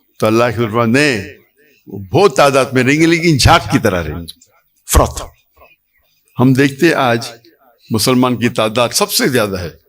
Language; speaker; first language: Urdu; non-native, local second language; Konkani